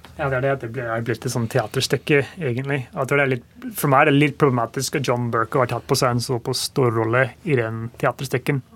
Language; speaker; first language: Norwegian; non-native, fluent; English